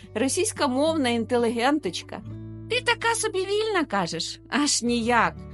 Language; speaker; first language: Ukrainian; non-native, local second language; Russian